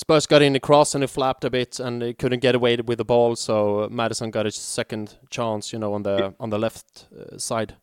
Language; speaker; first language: English; non-native, fluent; Swedish